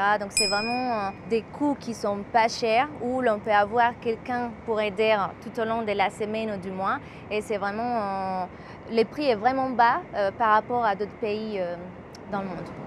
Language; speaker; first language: French; non-native, fluent; Spanish